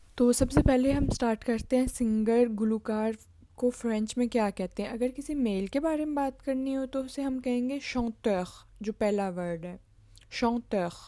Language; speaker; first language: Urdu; native; Urdu